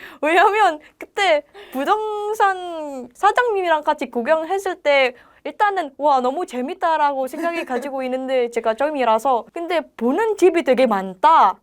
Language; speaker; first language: Korean; non-native, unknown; Indonesian